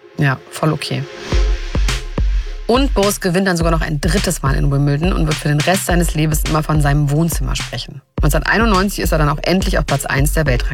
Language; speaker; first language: German; native; German